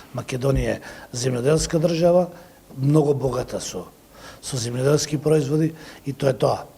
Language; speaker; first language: Macedonian; non-native, local second language; Serbian